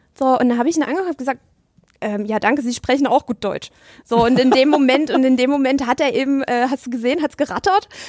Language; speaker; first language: German; native; German